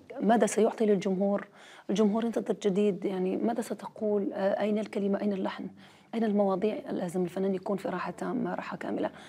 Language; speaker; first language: Arabic; native; Arabic